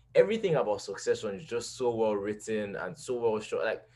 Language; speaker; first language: English; non-native, local second language; Yoruba